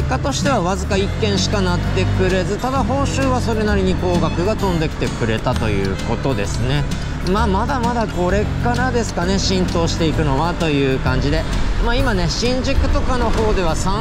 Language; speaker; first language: Japanese; native; Japanese